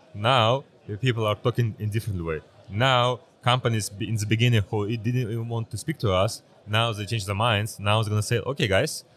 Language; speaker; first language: English; early bilingual, other home language; Uzbek